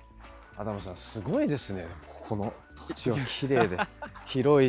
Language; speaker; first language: Japanese; native; Japanese